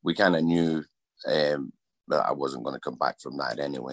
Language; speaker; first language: English; native; English